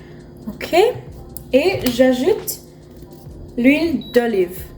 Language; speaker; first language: French; non-native, learner; English